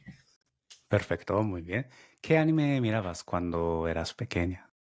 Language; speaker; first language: Spanish; non-native, fluent; Japanese